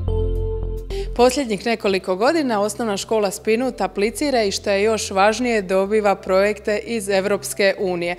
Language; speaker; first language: Croatian; native; Croatian